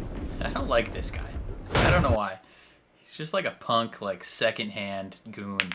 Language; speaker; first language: English; native; English